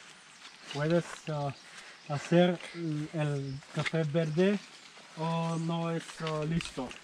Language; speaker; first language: Spanish; non-native, learner; Bulgarian